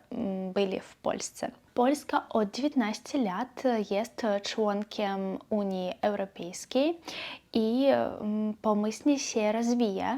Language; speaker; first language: Polish; non-native, learner; Belarusian